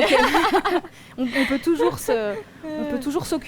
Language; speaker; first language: French; native; French